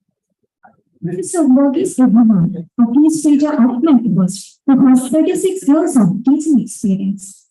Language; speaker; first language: English; non-native, local second language; Malayalam